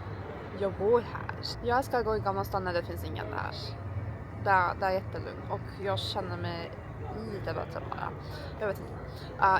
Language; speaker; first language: Swedish; non-native, learner; Turkish